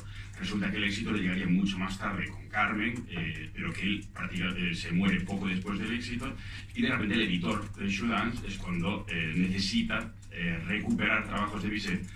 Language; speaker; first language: Spanish; native; Spanish